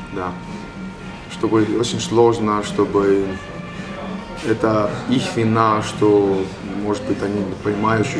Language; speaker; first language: Russian; non-native, learner; Estonian